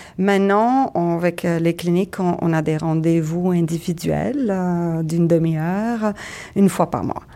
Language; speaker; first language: French; native; French